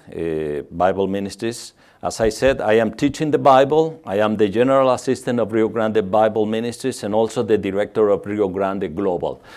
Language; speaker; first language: English; non-native, fluent; Spanish